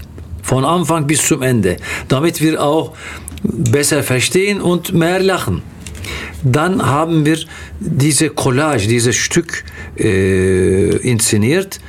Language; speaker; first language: German; non-native, fluent; Turkish